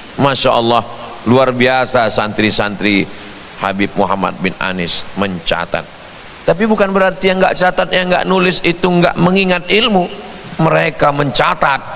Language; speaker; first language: Indonesian; native; Indonesian